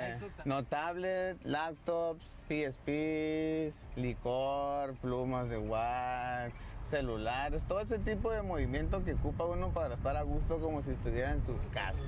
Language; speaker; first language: Spanish; native; Spanish